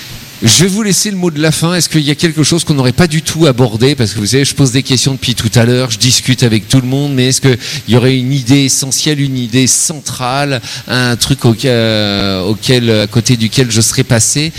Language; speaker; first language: French; native; French